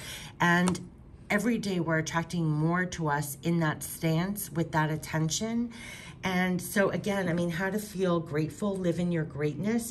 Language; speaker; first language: English; native; English